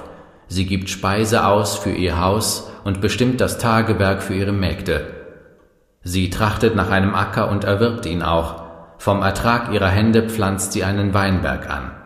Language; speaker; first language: German; native; German